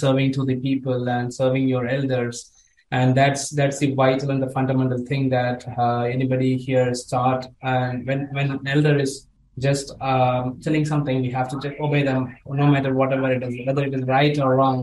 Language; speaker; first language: English; non-native, local second language; Tamil